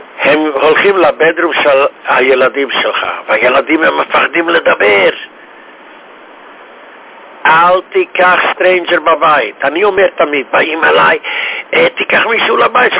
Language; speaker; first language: Hebrew; non-native, fluent; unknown